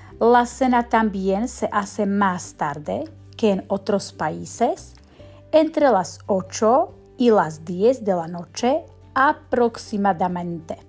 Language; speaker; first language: Spanish; non-native, fluent; Slovak